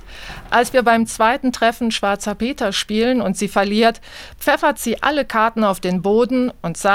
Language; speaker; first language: German; native; German